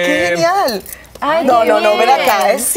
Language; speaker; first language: Spanish; native; Spanish